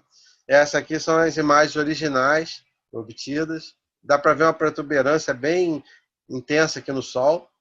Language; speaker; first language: Portuguese; native; Portuguese